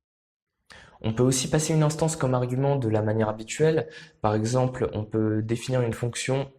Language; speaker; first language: French; native; French